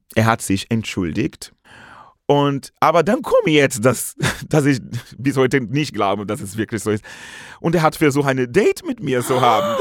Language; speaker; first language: German; non-native, fluent; Portuguese